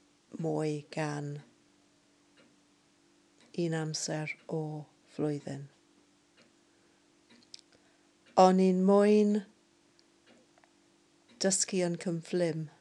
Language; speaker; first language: Welsh; non-native, learner; English